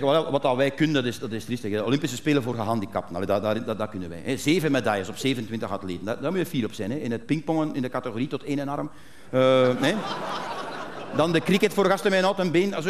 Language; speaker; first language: Dutch; native; Dutch